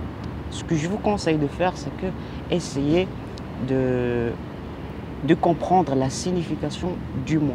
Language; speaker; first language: French; non-native, local second language; Arabic